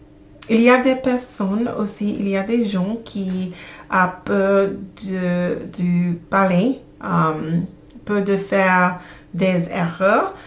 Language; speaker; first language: French; non-native, learner; English